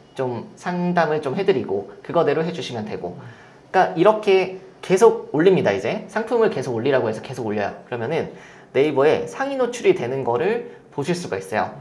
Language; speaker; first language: Korean; native; Korean